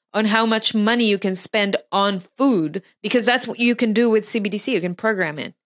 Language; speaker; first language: English; non-native, fluent; Hebrew